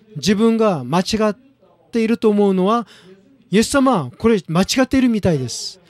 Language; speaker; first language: Japanese; non-native, fluent; Korean